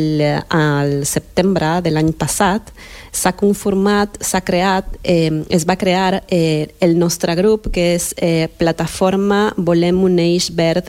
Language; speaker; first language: Catalan; non-native, fluent; Spanish